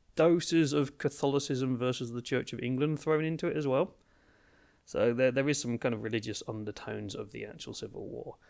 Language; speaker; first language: English; native; English